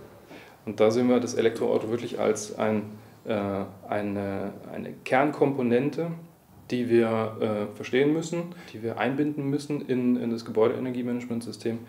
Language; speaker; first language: German; native; German